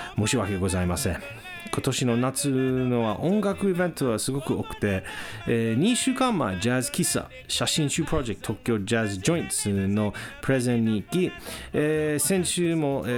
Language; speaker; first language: Japanese; non-native, fluent; English